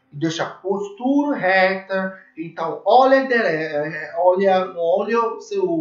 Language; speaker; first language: Portuguese; non-native, learner; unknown